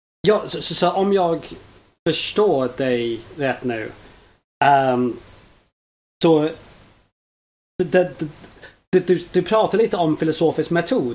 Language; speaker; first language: Swedish; non-native, fluent; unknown